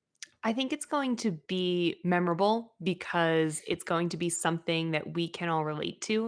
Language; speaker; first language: English; native; English